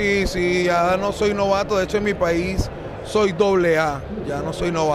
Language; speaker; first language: Spanish; native; Spanish